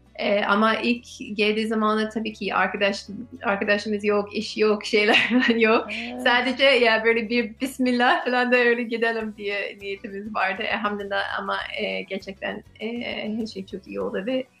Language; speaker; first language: Turkish; non-native, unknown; English